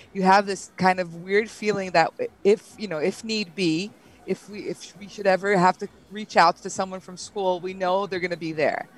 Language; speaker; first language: English; early bilingual, other home language; Portuguese